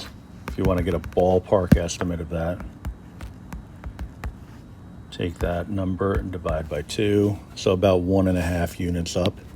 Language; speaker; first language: English; native; English